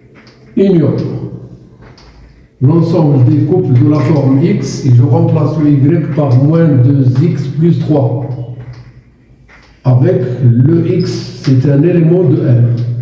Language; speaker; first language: French; non-native, local second language; Arabic